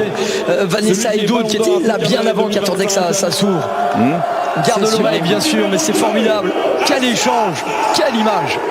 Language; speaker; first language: French; native; French